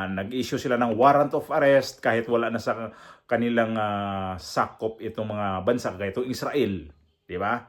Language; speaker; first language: Filipino; non-native, local second language; Cebuano